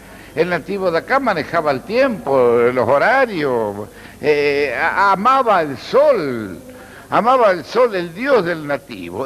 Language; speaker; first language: Spanish; native; Spanish